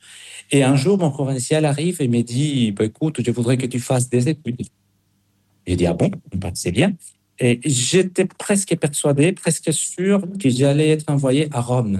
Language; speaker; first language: French; non-native, fluent; Spanish